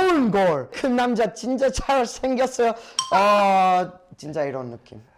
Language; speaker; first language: Korean; non-native, learner; English